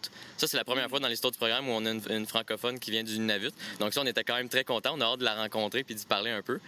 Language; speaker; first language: French; native; French